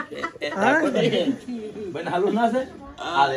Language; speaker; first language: Spanish; native; Spanish